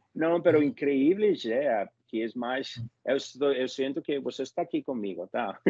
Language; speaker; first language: Portuguese; non-native, learner; Spanish